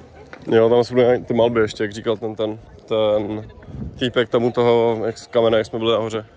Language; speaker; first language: Czech; native; Czech